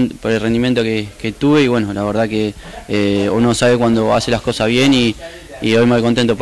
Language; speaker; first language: Spanish; native; Spanish